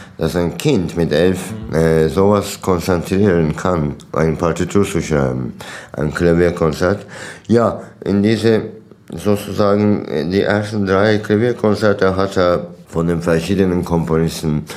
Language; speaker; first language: German; non-native, fluent; Turkish